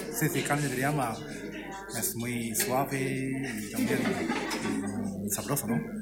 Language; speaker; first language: Spanish; non-native, learner; Japanese